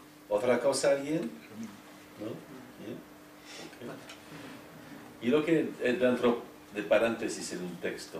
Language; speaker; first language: Spanish; non-native, fluent; French